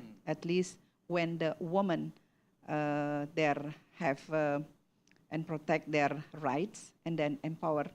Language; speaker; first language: English; non-native, learner; Indonesian